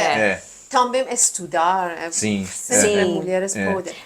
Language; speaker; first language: Portuguese; non-native, learner; Persian